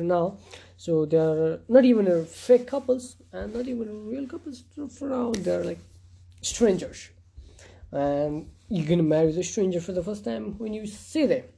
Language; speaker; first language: English; non-native, local second language; Nepali